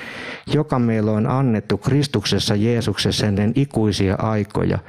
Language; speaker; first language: Finnish; native; Finnish